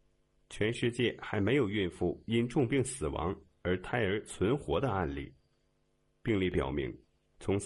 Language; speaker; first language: Chinese; native; Chinese